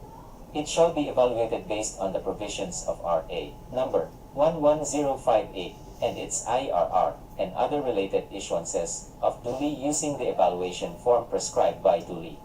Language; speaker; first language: English; non-native, local second language; Cebuano